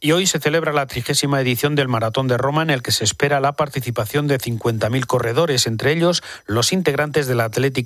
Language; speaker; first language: Spanish; native; Spanish